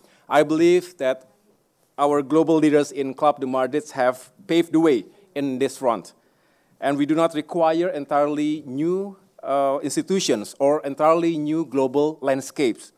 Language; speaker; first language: English; non-native, fluent; Indonesian